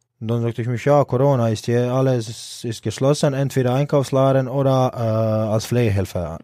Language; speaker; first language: German; non-native, fluent; Croatian